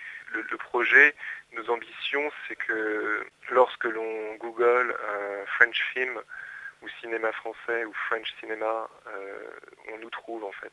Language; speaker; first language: French; native; French